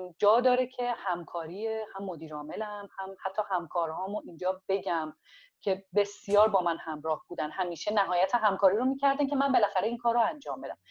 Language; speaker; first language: Persian; non-native, local second language; Azerbaijani